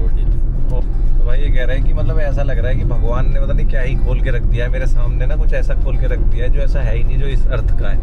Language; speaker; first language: Hindi; native; Hindi